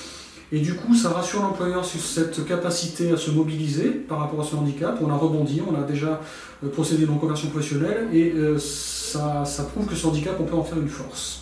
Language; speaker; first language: French; native; French